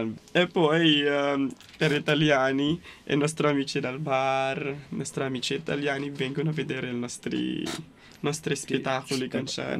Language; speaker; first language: Italian; non-native, local second language; Filipino